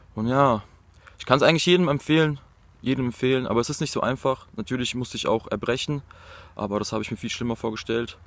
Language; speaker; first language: German; native; German